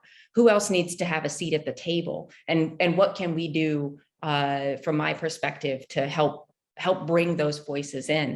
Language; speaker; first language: English; native; English